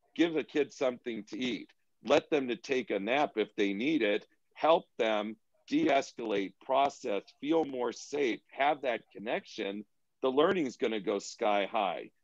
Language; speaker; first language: English; native; English